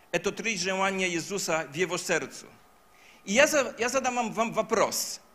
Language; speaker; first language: Russian; non-native, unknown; Polish